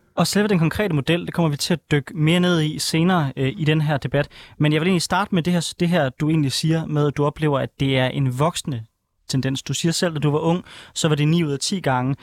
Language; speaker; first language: Danish; native; Danish